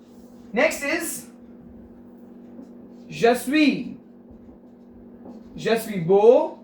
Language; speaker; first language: French; non-native, fluent; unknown